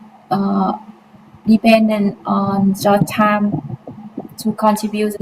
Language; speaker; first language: English; non-native, learner; Vietnamese